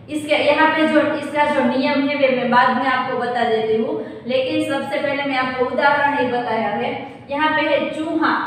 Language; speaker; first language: Hindi; non-native, local second language; Gujarati